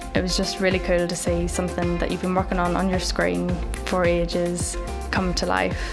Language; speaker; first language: English; native; English